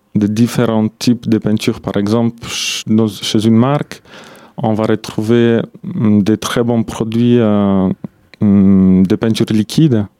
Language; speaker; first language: French; non-native, fluent; Polish